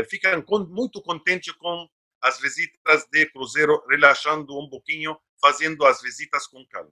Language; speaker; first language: Portuguese; non-native, fluent; Arabic